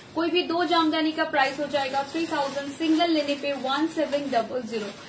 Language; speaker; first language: Hindi; non-native, local second language; Bangla